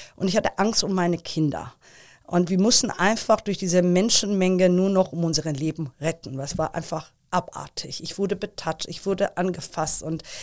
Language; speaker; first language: German; early bilingual, other home language; Persian